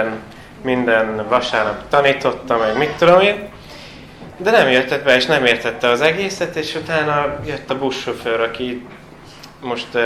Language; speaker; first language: Hungarian; non-native, fluent; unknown